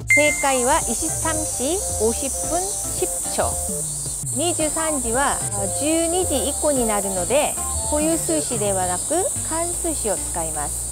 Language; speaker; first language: Japanese; non-native, fluent; Korean